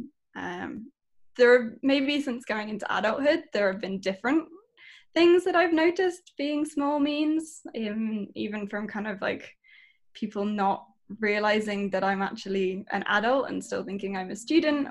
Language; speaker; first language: English; native; English